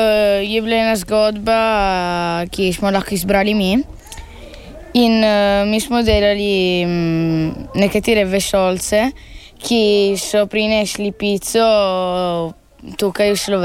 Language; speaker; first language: Slovenian; early bilingual, heritage; Italian